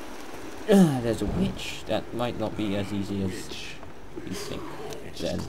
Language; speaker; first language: English; native; English